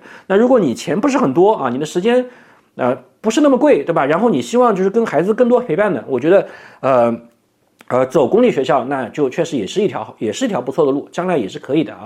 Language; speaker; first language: Chinese; native; Chinese